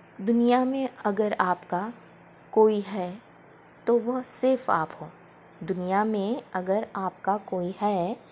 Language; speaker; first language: Hindi; non-native, local second language; Marathi